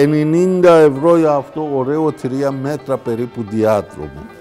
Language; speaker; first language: Greek; non-native, learner; Persian